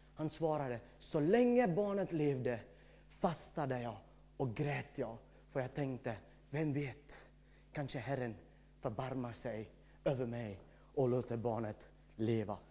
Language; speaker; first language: Swedish; non-native, fluent; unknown